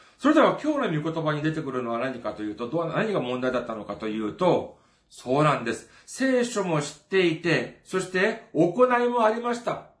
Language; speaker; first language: Japanese; non-native, fluent; Korean